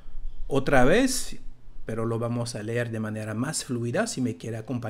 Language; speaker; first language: Spanish; non-native, fluent; French